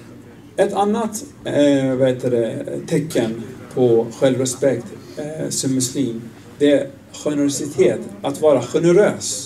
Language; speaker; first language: Swedish; non-native, fluent; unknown